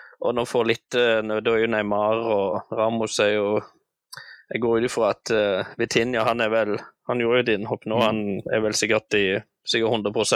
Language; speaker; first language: Norwegian; native; Norwegian